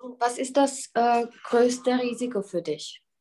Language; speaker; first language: German; non-native, learner; Czech